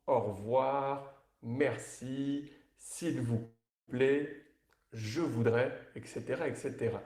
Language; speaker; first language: French; native; French